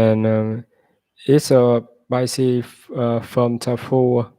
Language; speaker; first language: English; non-native, learner; Vietnamese